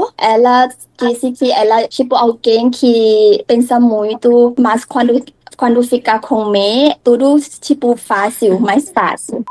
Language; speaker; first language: Portuguese; non-native, learner; Thai